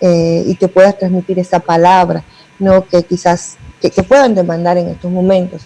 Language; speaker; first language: Spanish; native; Spanish